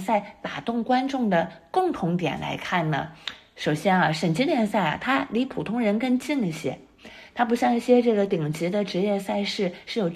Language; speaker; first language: Chinese; native; Chinese